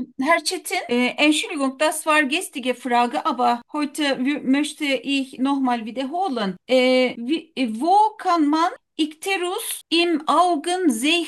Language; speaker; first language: German; non-native, learner; Turkish